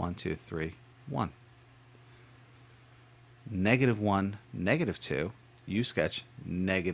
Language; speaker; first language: English; native; English